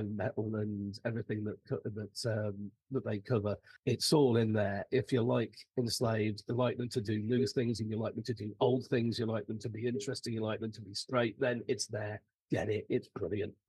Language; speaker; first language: English; native; English